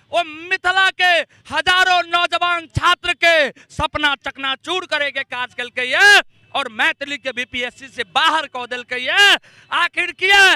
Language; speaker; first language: Maithili; native; Maithili